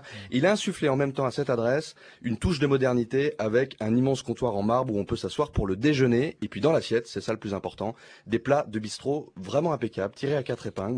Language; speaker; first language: French; native; French